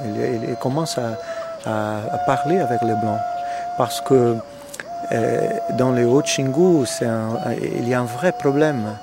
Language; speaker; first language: French; non-native, fluent; Portuguese